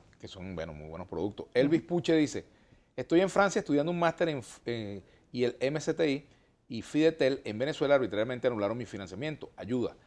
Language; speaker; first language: Spanish; native; Spanish